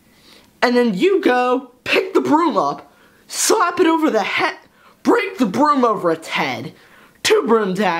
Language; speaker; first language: English; native; English